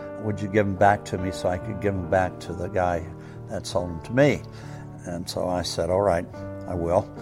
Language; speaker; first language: English; native; English